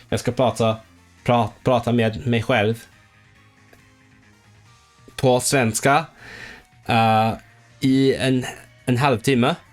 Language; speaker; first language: Swedish; non-native, learner; Cantonese